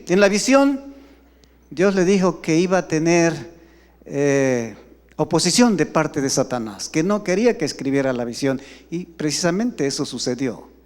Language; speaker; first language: Spanish; native; Spanish